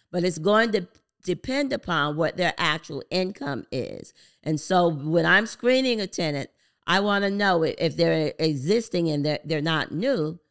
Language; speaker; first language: English; native; English